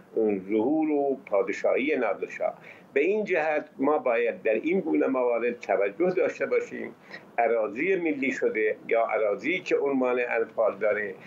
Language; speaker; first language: Persian; native; Persian